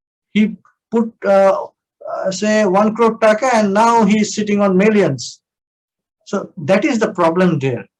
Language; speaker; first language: English; non-native, local second language; Bangla